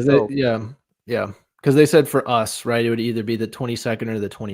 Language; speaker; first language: English; native; English